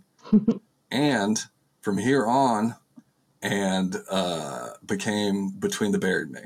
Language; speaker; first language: English; native; English